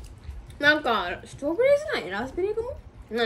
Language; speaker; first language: Japanese; early bilingual, heritage; English